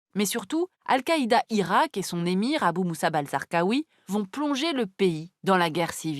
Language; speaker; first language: French; native; French